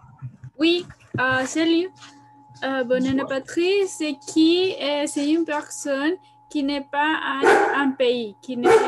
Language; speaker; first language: French; non-native, learner; Spanish